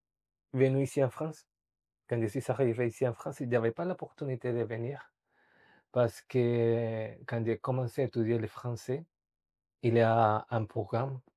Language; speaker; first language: French; non-native, fluent; Spanish